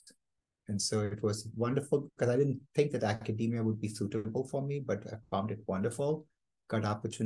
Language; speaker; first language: English; non-native, local second language; Malayalam